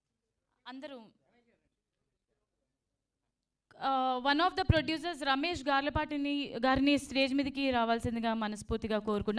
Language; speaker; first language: Telugu; native; Telugu